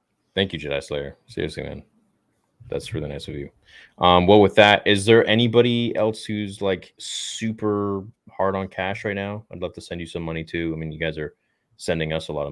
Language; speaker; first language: English; native; English